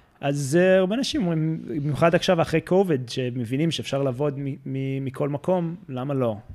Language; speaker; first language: Hebrew; early bilingual, heritage; Hebrew